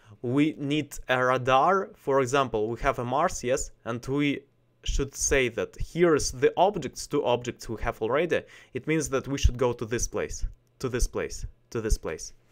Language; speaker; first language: English; non-native, learner; Russian